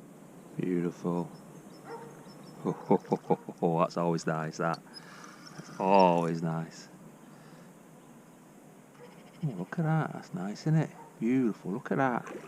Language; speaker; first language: English; native; English